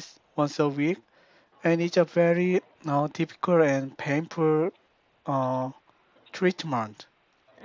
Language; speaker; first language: English; non-native, learner; Korean